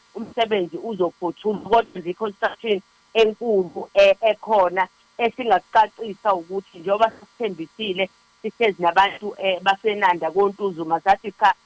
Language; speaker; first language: Zulu; native; Zulu